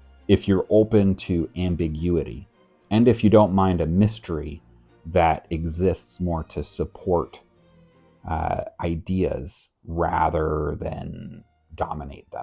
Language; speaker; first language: English; native; English